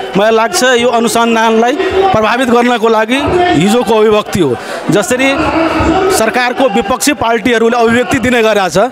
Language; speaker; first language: Nepali; non-native, local second language; Maithili